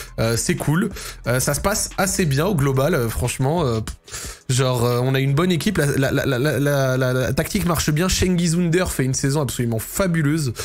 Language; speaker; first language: French; native; French